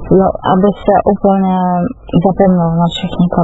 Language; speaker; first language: Czech; non-native, fluent; Russian